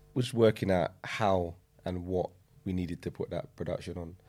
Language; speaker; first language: English; native; English